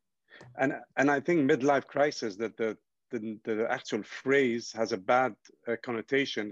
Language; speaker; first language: English; non-native, local second language; Arabic